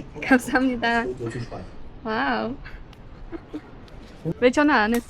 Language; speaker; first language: Korean; non-native, fluent; Uzbek